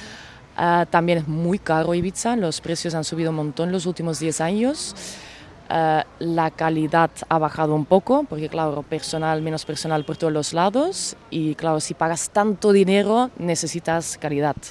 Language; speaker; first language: Spanish; non-native, fluent; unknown